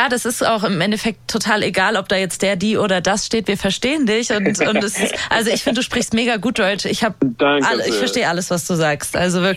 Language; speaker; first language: German; native; German